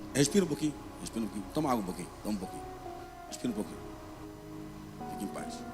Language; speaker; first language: Portuguese; native; Portuguese